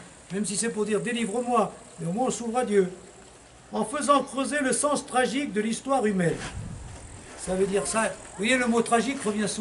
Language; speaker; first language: French; native; French